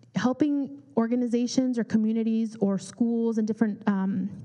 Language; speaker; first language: English; early bilingual, other home language; Spanish